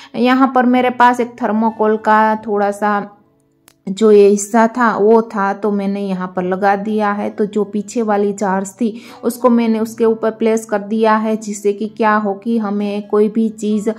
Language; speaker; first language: Hindi; non-native, local second language; Gujarati